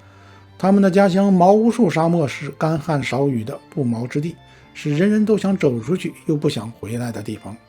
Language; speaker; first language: Chinese; native; Chinese